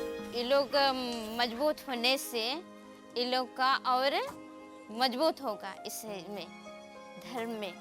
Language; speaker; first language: Hindi; non-native, local second language; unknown